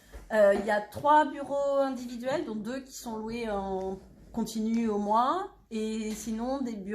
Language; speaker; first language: French; native; French